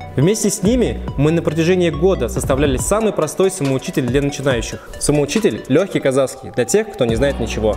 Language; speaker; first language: Russian; native; Russian